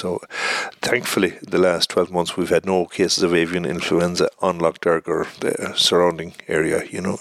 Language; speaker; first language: English; native; English